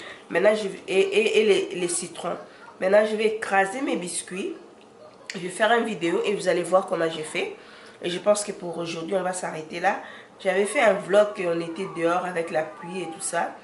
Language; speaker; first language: French; non-native, local second language; Lingala